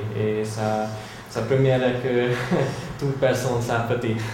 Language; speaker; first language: French; non-native, learner; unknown